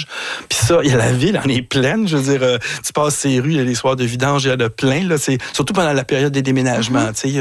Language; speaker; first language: French; native; French